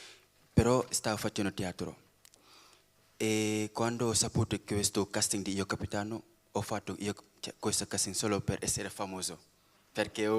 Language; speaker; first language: Italian; non-native, learner; Wolof